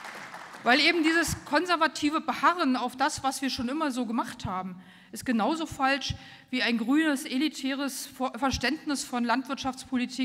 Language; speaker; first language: German; native; German